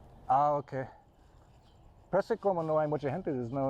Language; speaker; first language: Spanish; non-native, learner; English